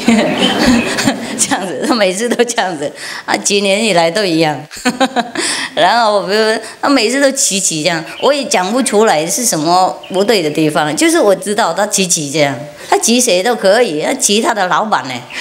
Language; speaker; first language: Chinese; non-native, fluent; Vietnamese